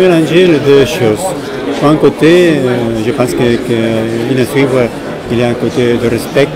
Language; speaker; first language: French; non-native, fluent; Spanish